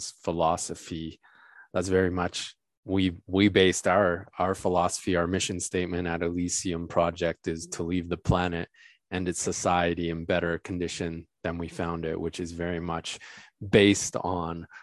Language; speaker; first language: English; native; English